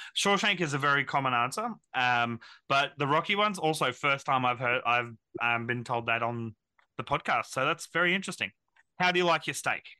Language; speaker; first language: English; native; English